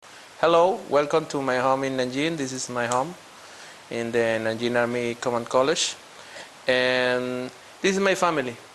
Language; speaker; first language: English; non-native, learner; Spanish